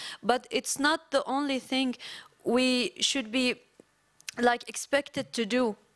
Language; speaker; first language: English; non-native, fluent; Arabic